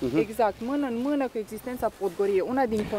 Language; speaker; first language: Romanian; native; Romanian